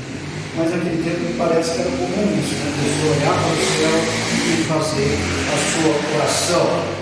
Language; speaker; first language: Portuguese; native; Portuguese